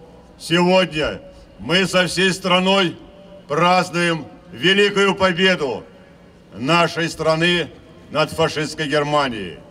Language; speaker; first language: Russian; native; Russian